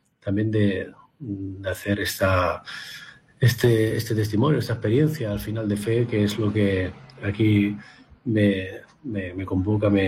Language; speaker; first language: Spanish; native; Spanish